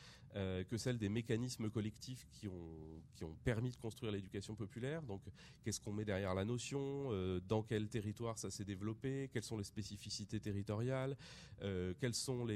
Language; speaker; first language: French; native; French